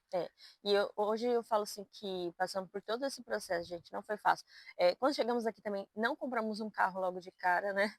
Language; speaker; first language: Portuguese; native; Portuguese